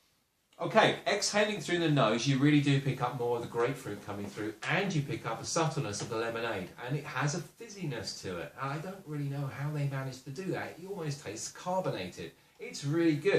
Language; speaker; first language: English; native; English